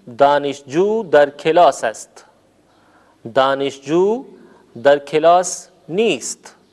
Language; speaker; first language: Persian; non-native, fluent; Urdu